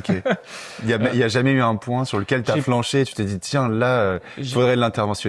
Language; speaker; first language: French; native; French